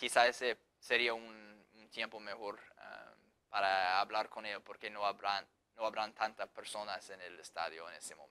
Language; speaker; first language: Spanish; non-native, fluent; English